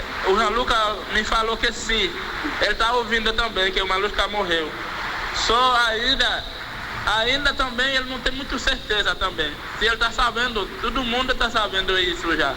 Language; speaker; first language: Portuguese; non-native, fluent; Spanish